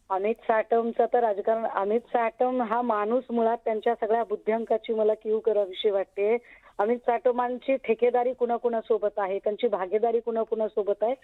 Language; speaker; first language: Marathi; native; Marathi